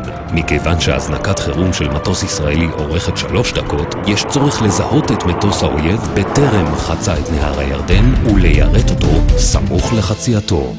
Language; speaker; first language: Hebrew; native; Hebrew